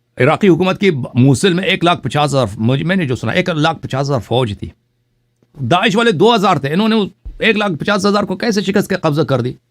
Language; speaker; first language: Urdu; non-native, fluent; Persian